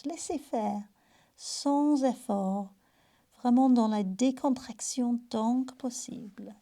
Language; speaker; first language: French; native; French